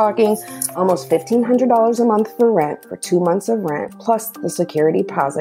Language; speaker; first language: English; native; English